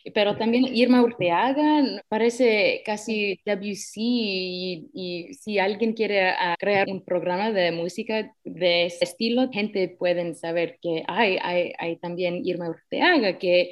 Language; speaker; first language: Spanish; early bilingual, heritage; Spanish